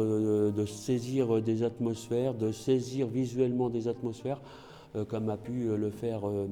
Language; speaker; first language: French; native; French